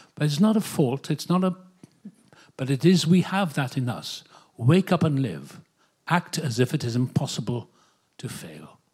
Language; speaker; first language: English; native; English